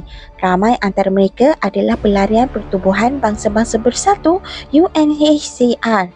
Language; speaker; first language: Malay; native; Malay